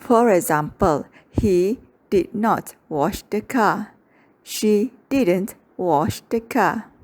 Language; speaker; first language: English; non-native, local second language; Malay